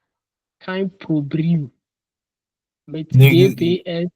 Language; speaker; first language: German; non-native, learner; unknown